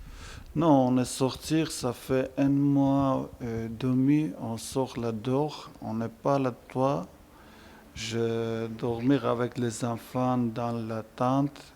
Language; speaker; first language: French; non-native, learner; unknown